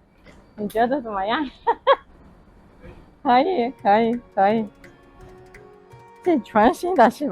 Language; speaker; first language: Chinese; non-native, fluent; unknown